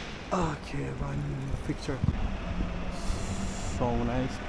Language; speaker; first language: English; non-native, learner; Persian